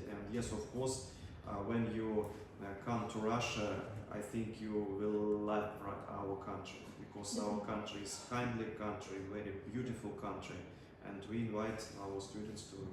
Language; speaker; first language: English; non-native, learner; Russian